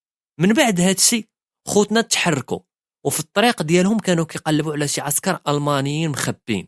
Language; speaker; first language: Arabic; native; Arabic